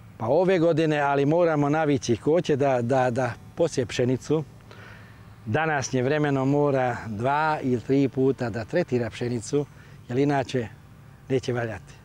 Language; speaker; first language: Croatian; non-native, local second language; Hungarian